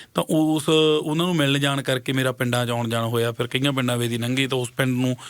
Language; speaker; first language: Punjabi; native; Punjabi